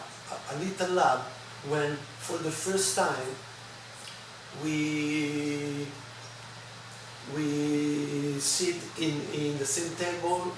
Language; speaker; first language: English; non-native, learner; Italian